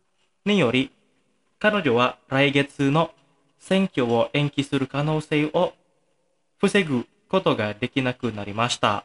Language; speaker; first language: Japanese; non-native, fluent; Indonesian